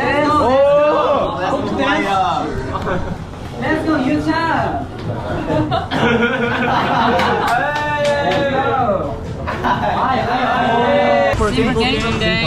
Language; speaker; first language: English; non-native, learner; Korean